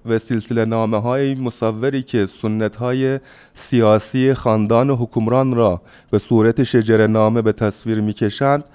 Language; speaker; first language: Persian; non-native, fluent; Turkish